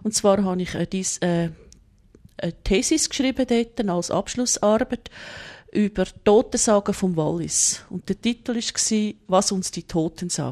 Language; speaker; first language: German; native; German